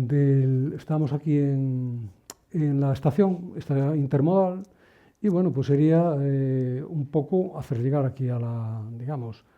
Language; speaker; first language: Spanish; native; Spanish